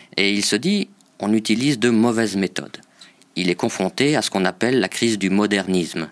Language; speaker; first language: French; native; French